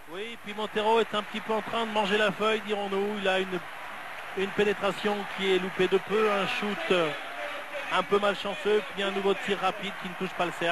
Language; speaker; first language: French; native; French